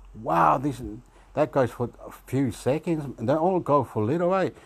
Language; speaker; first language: English; non-native, fluent; Spanish